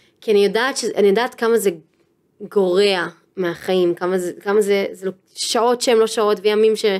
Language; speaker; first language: Hebrew; native; Hebrew